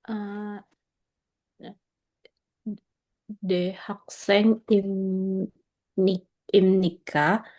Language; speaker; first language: Korean; non-native, learner; Indonesian